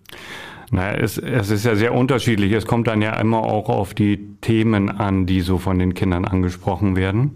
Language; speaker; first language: German; native; German